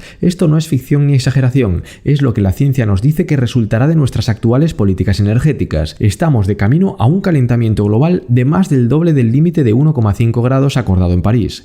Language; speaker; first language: Spanish; native; Spanish